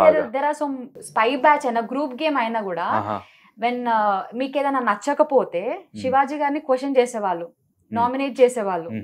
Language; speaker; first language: Telugu; native; Telugu